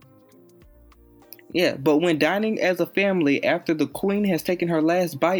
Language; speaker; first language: English; native; English